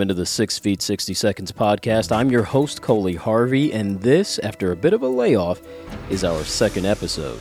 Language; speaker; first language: English; native; English